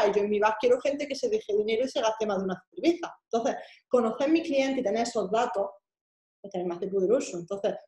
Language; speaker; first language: Spanish; native; Spanish